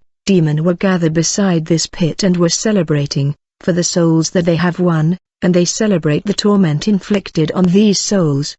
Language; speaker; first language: English; non-native, fluent; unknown